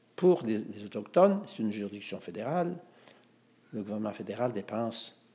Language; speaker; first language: French; native; French